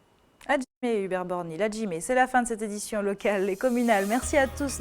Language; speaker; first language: French; native; French